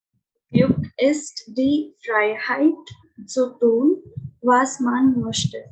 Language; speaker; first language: German; non-native, learner; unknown